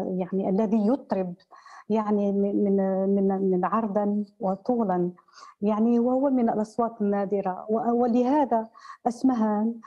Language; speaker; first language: Arabic; native; Arabic